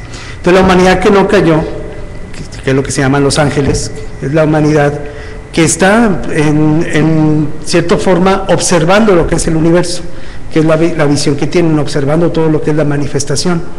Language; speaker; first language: Spanish; native; Spanish